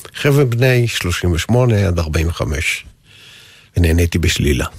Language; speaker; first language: Hebrew; native; Hebrew